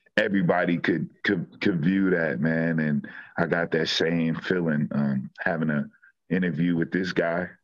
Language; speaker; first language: English; native; English